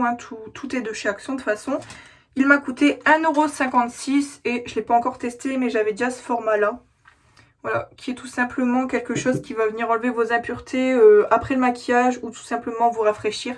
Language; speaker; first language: French; native; French